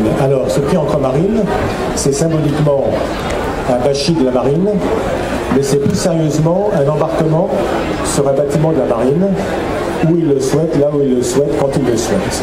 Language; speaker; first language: French; native; French